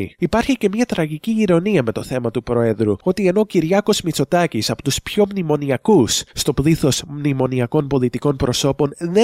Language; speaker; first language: Greek; native; Greek